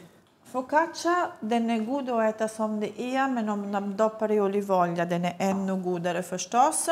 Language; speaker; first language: Swedish; non-native, fluent; Italian